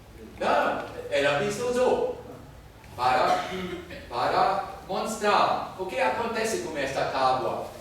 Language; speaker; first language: Portuguese; non-native, fluent; German